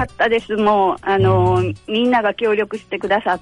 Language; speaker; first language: Japanese; native; Japanese